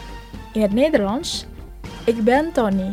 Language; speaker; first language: Dutch; non-native, learner; Indonesian